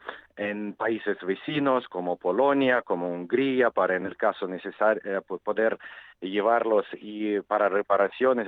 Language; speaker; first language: Spanish; non-native, fluent; Ukrainian